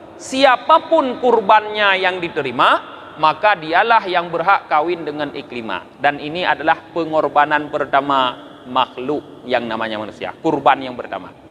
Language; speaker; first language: Malay; non-native, local second language; Achinese